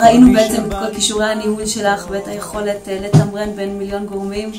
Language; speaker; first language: Hebrew; native; Hebrew